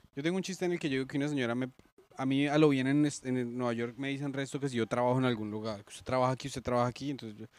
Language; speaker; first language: Spanish; native; Spanish